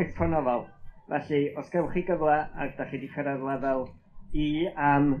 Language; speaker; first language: Welsh; native; Welsh